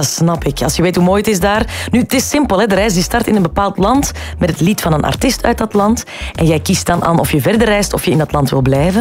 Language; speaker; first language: Dutch; native; Dutch